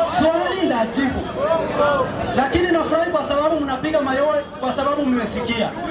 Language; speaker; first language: Swahili; non-native, local second language; Kinyarwanda